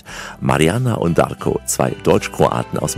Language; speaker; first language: German; native; German